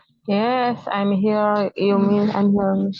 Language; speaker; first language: English; non-native, learner; Indonesian